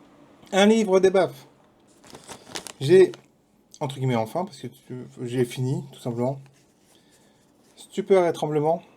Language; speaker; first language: French; native; French